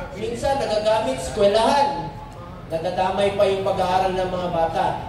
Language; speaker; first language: Filipino; non-native, local second language; Cebuano